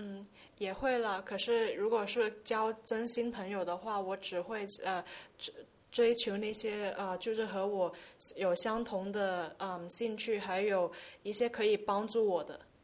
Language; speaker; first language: Chinese; early bilingual, heritage; Chinese